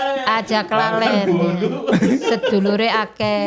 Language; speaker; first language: Indonesian; native; Indonesian